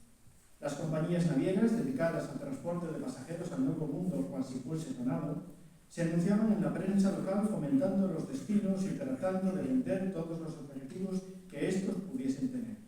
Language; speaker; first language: Spanish; native; Spanish